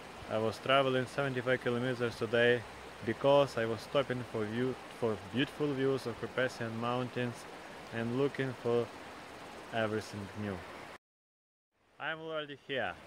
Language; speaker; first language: English; non-native, fluent; Ukrainian